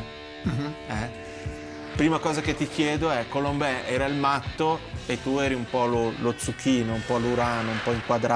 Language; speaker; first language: Italian; native; Italian